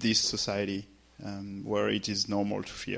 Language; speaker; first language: English; non-native, fluent; French